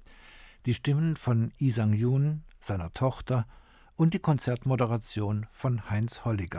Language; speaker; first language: German; native; German